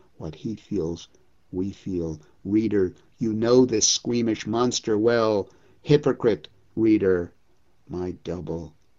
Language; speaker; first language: English; native; English